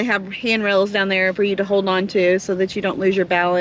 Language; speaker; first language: English; native; English